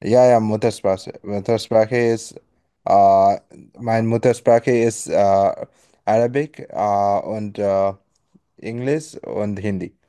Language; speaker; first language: German; non-native, learner; Bangla